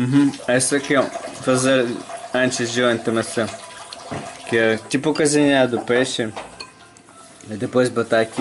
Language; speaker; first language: Portuguese; non-native, learner; Russian